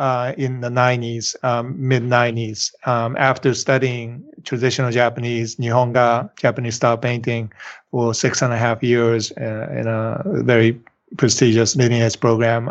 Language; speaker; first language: English; non-native, fluent; Japanese